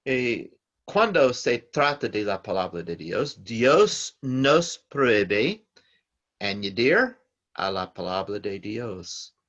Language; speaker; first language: Spanish; non-native, learner; English